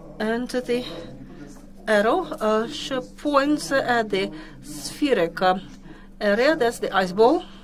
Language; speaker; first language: English; non-native, fluent; Russian